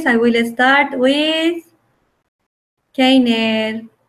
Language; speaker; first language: English; non-native, fluent; Spanish